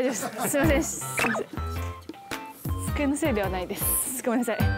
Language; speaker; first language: Japanese; native; Japanese